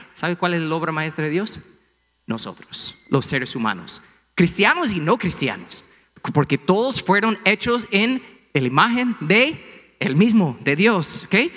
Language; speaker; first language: Spanish; non-native, fluent; English